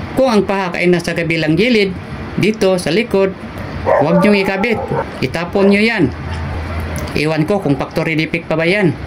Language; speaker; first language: Filipino; non-native, local second language; Cebuano